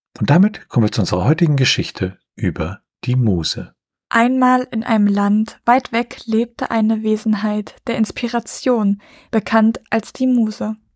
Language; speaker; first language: German; native; German